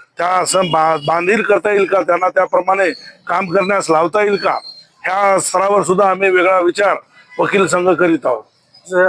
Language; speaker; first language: Marathi; non-native, local second language; Lambadi